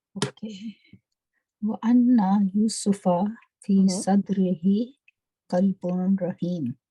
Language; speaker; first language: Arabic; non-native, learner; English